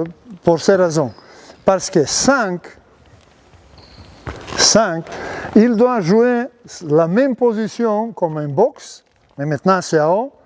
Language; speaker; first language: French; non-native, learner; Serbian